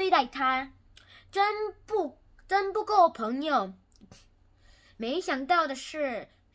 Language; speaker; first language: Chinese; non-native, learner; Korean